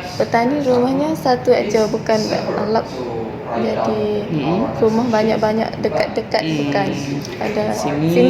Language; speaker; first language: Indonesian; non-native, learner; Malay